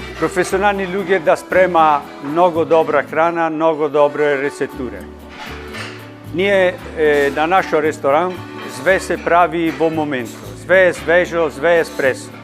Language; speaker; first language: Macedonian; non-native, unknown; Italian